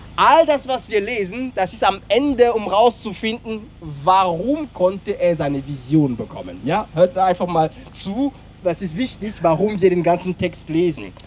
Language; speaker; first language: German; non-native, fluent; French